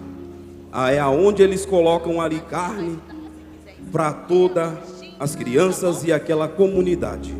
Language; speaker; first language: Portuguese; native; Portuguese